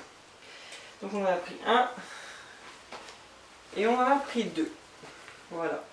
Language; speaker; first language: French; native; French